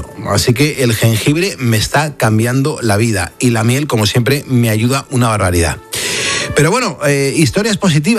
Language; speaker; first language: Spanish; native; Spanish